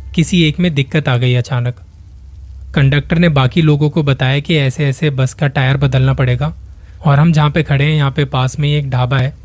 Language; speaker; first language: Hindi; native; Hindi